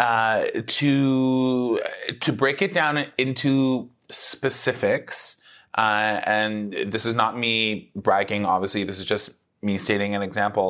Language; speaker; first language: English; native; English